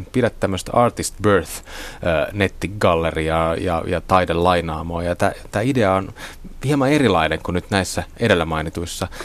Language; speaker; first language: Finnish; native; Finnish